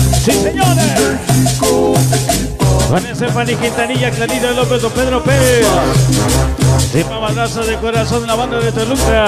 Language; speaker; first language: Spanish; native; Spanish